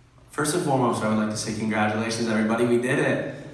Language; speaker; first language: English; native; English